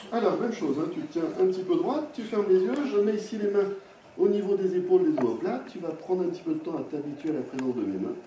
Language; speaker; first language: French; native; French